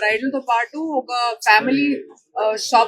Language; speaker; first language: Telugu; non-native, learner; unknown